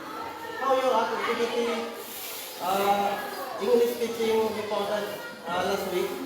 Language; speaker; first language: English; non-native, learner; Indonesian